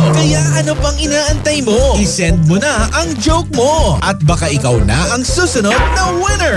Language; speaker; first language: Filipino; native; Filipino